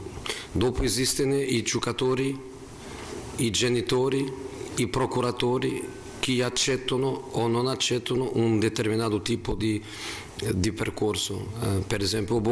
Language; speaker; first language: Italian; non-native, fluent; Portuguese